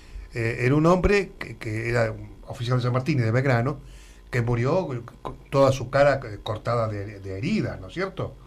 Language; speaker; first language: Spanish; native; Spanish